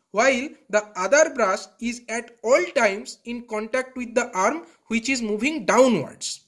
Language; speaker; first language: English; non-native, local second language; Bangla